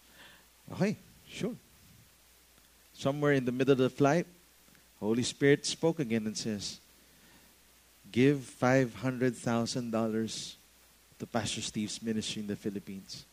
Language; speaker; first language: English; non-native, local second language; Filipino